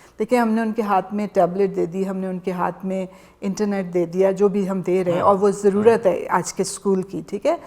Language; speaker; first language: Urdu; native; Urdu